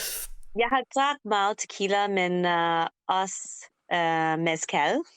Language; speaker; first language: Danish; non-native, learner; English